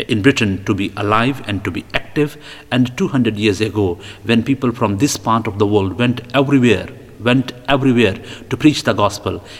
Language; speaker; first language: English; non-native, local second language; Punjabi